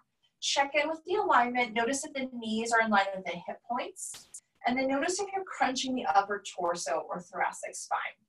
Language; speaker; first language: English; native; English